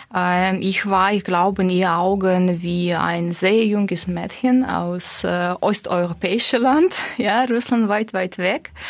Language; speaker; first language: German; non-native, learner; Russian